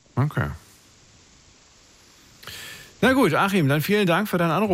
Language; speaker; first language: German; native; German